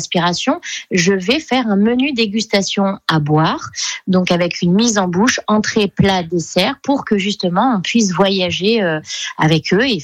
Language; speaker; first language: French; native; French